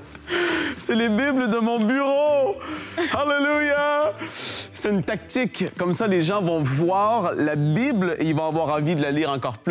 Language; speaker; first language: French; native; French